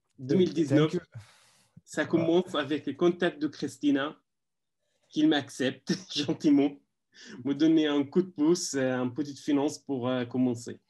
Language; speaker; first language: French; non-native, learner; Arabic